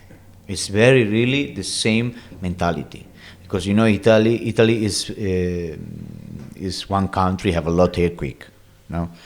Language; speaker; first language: English; non-native, learner; Italian